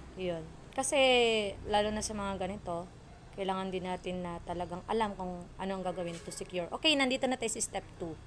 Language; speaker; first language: Filipino; non-native, local second language; Waray